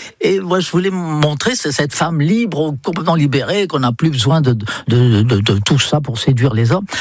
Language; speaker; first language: French; non-native, fluent; English